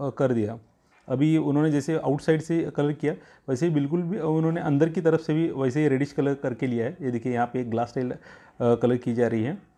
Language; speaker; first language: Hindi; non-native, local second language; Marathi